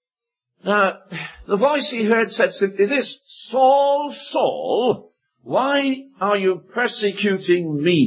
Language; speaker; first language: English; native; English